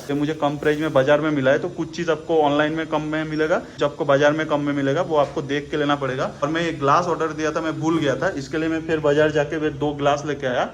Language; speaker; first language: Hindi; non-native, local second language; Bangla